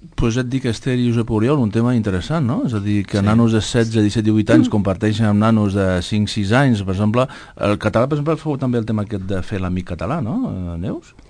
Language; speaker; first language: Catalan; native; Catalan